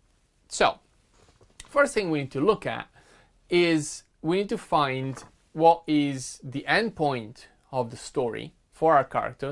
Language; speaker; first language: English; non-native, fluent; Italian